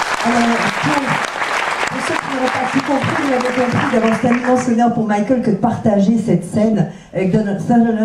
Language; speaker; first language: French; native; French